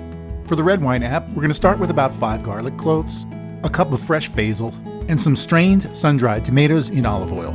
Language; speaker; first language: English; native; English